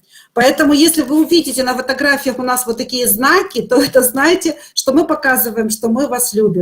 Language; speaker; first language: Russian; native; Russian